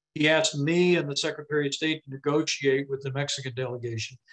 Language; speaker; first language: English; native; English